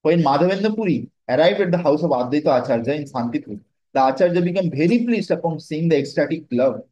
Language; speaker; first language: English; non-native, local second language; Bangla